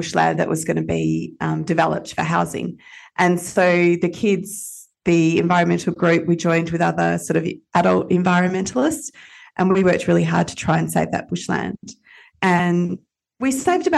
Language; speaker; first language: English; native; English